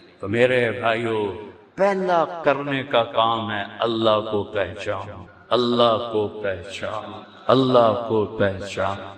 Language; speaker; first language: Urdu; non-native, local second language; Punjabi